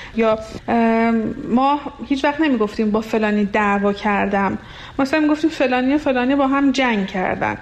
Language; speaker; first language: Persian; non-native, local second language; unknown